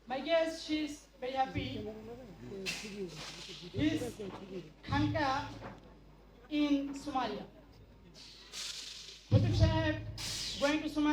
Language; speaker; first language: English; non-native, learner; Bangla